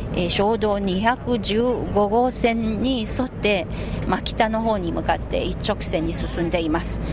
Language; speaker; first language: Japanese; non-native, fluent; Chinese